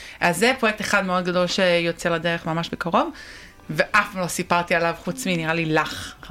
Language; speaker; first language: Hebrew; native; Hebrew